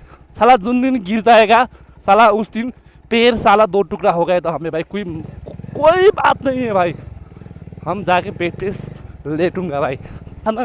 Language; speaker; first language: Hindi; non-native, learner; Nepali